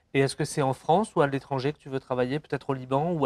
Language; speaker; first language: French; native; French